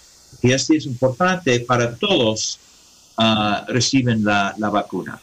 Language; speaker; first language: Spanish; non-native, learner; English